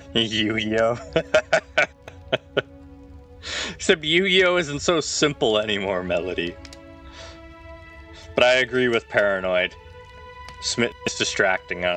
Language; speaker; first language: English; native; English